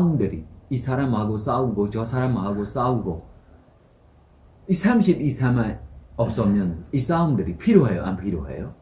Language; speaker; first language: Korean; non-native, learner; Burmese